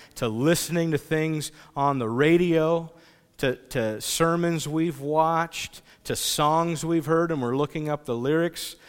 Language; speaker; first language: English; native; English